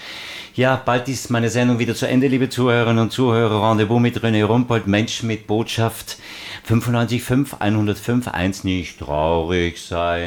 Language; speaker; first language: German; native; German